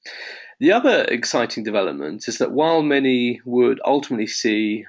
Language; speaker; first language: English; native; English